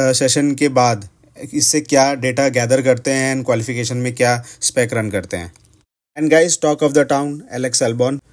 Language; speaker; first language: Hindi; native; Hindi